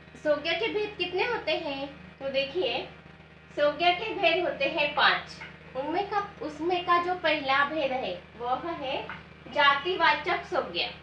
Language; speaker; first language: Hindi; non-native, local second language; Marathi